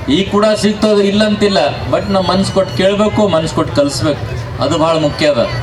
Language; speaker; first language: Kannada; native; Kannada